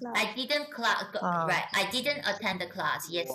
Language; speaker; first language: English; non-native, fluent; Chinese